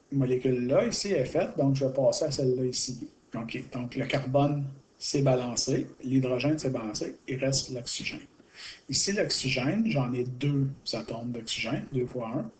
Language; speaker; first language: French; native; French